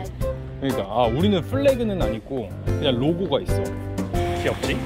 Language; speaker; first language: Korean; native; Korean